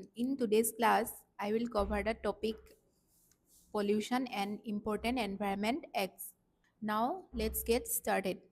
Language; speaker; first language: English; non-native, local second language; Assamese